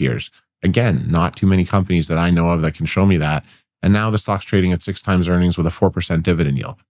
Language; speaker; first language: English; native; English